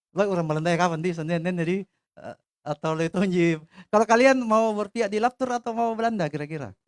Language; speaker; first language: Indonesian; native; Indonesian